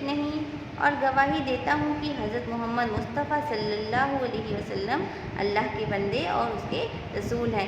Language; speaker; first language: Urdu; native; Urdu